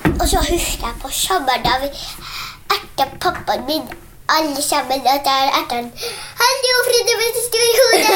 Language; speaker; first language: Norwegian; early bilingual, other home language; Polish